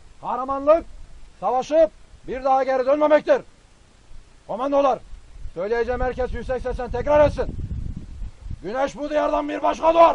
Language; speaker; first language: Turkish; native; Turkish